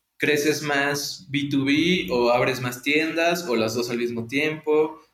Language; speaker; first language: Spanish; native; Spanish